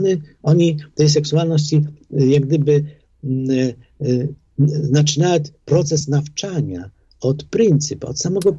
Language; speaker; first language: Polish; non-native, fluent; Ukrainian